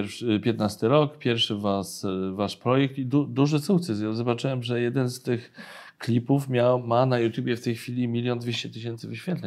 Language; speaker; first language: Polish; native; Polish